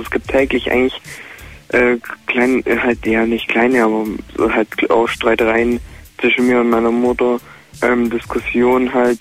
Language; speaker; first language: German; native; German